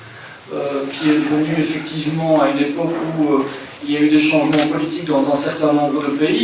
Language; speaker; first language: French; native; French